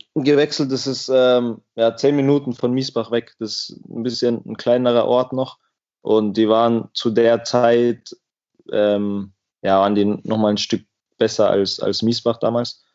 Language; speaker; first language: German; native; German